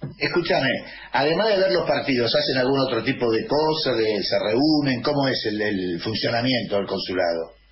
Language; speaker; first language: Spanish; native; Spanish